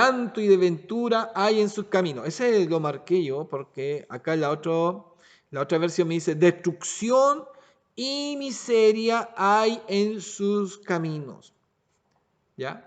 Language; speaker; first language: Spanish; native; Spanish